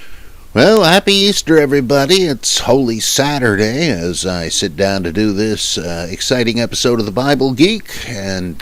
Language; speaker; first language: English; native; English